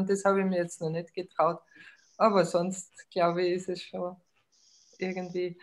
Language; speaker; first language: German; native; German